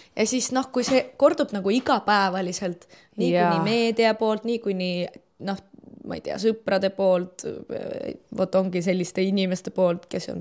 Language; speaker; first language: Estonian; non-native, local second language; Russian